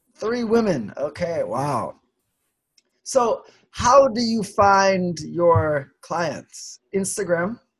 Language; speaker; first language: English; non-native, fluent; Swedish